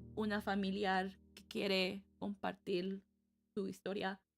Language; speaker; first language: Spanish; early bilingual, heritage; Spanish